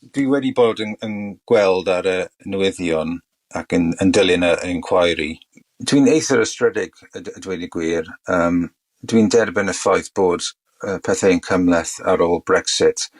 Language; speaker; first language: Welsh; non-native, local second language; English